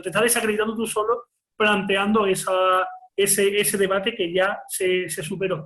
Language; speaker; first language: Spanish; native; Spanish